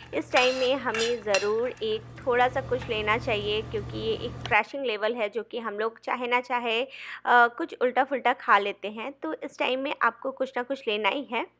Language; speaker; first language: Hindi; non-native, local second language; Bangla